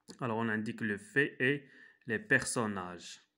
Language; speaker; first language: French; non-native, local second language; Arabic